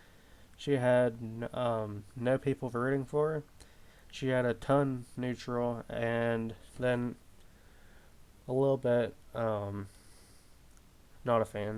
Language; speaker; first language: English; native; English